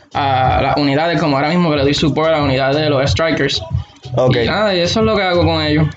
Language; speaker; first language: Spanish; native; Spanish